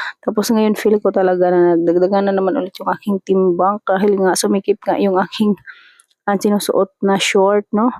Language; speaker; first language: Filipino; native; Filipino